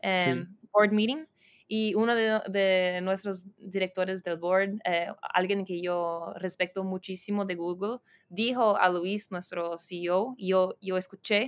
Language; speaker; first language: Spanish; non-native, fluent; Portuguese